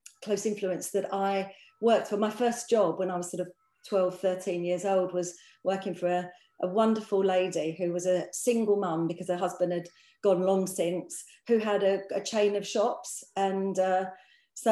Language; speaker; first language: English; native; English